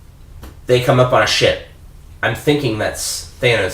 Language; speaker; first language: English; native; English